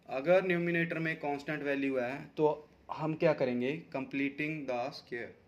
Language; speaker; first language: Hindi; non-native, local second language; Punjabi